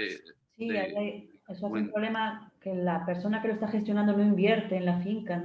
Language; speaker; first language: Spanish; native; Spanish